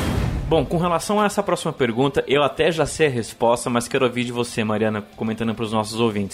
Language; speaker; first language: Portuguese; native; Portuguese